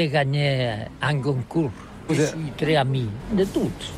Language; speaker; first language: French; non-native, learner; Catalan